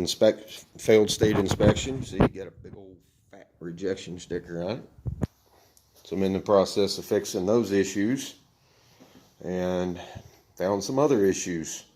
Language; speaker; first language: English; native; English